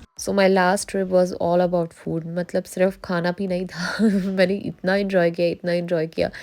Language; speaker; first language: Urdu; early bilingual, heritage; Urdu